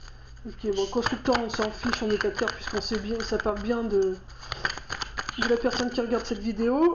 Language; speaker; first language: French; native; French